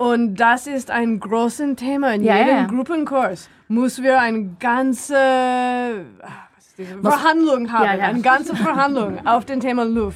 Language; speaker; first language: German; non-native, learner; English